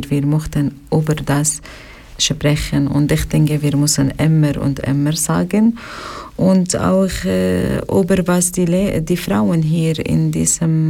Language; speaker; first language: German; non-native, learner; Arabic